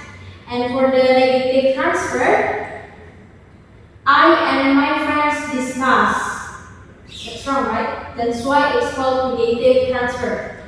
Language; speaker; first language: English; non-native, fluent; Indonesian